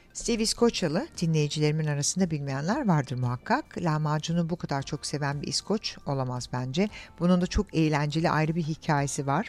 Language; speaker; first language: Turkish; early bilingual, heritage; Turkish